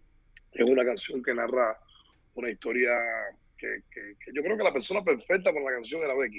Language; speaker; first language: Spanish; native; Spanish